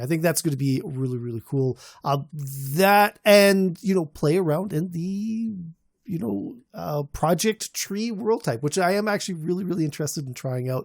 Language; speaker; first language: English; native; English